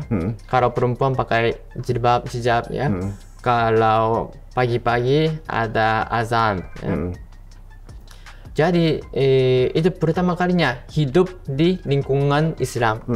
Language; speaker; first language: Indonesian; non-native, fluent; Japanese